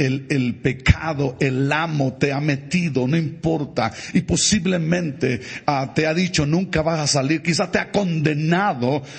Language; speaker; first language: Spanish; native; Spanish